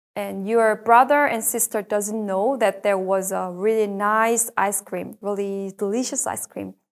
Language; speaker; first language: English; non-native, fluent; Korean